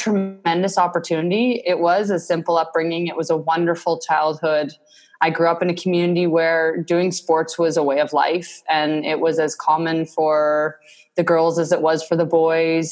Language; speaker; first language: English; native; English